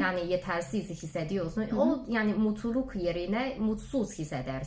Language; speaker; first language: Turkish; non-native, learner; Chinese